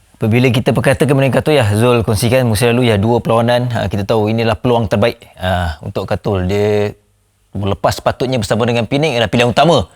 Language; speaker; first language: Malay; native; Malay